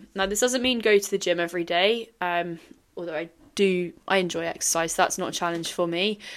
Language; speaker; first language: English; native; English